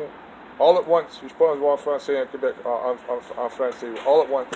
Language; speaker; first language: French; non-native, learner; English